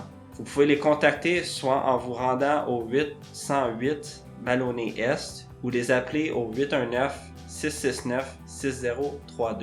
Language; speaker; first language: French; native; French